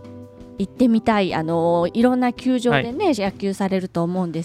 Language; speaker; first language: Japanese; native; Japanese